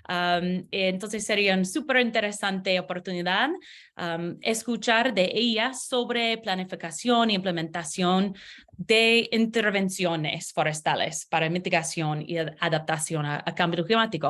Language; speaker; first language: Spanish; non-native, learner; English